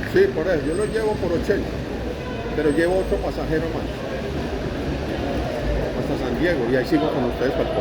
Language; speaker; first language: Spanish; native; Spanish